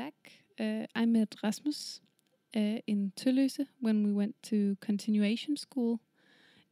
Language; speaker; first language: English; non-native, fluent; Danish